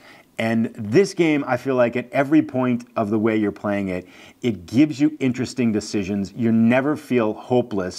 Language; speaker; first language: English; native; English